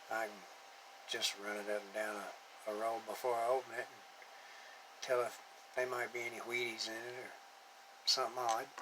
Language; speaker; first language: English; native; English